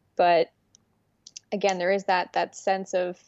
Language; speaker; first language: English; early bilingual, other home language; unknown